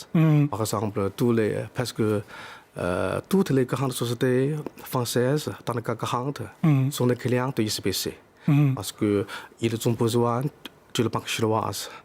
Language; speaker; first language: French; non-native, fluent; Chinese